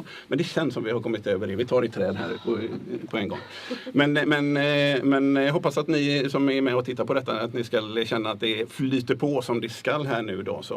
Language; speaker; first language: Swedish; native; Swedish